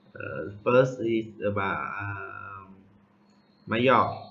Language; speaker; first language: English; non-native, learner; Vietnamese